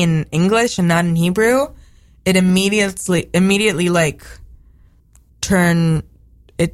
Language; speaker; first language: English; non-native, fluent; Hebrew